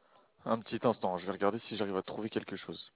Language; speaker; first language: French; native; French